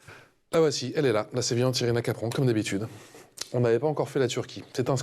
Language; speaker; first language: French; native; French